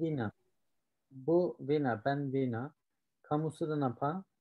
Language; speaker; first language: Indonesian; non-native, learner; Turkish